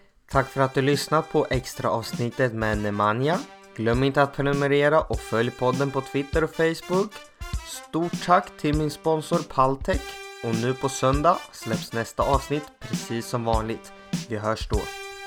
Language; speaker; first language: Swedish; native; Swedish